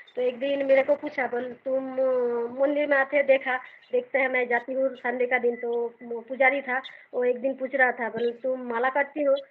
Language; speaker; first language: Hindi; non-native, local second language; Bangla